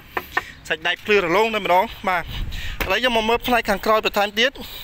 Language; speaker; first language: Khmer; native; Khmer